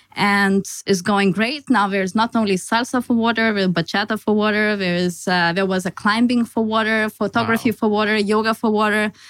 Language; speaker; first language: English; non-native, fluent; Lithuanian